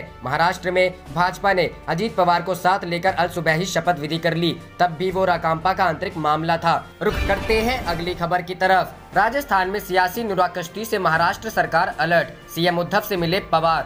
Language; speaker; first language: Hindi; native; Hindi